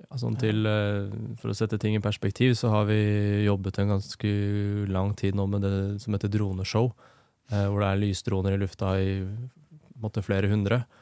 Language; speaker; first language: Norwegian; native; Norwegian